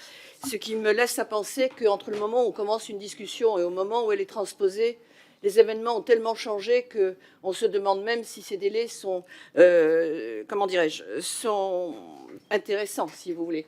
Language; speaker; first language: French; native; French